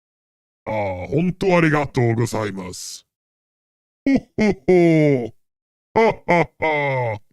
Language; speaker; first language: Japanese; non-native, learner; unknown